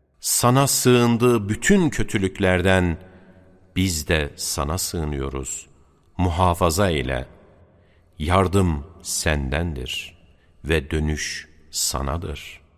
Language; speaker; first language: Turkish; native; Turkish